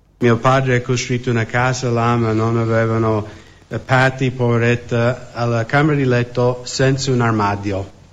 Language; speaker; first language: Italian; non-native, fluent; English